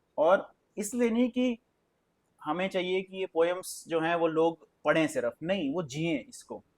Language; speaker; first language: Hindi; native; Hindi